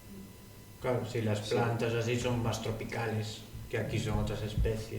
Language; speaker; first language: Spanish; native; Spanish